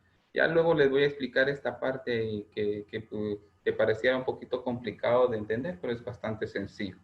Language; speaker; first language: Spanish; native; Spanish